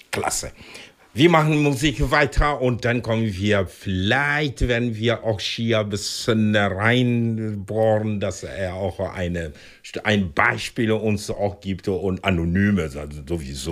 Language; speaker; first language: German; non-native, fluent; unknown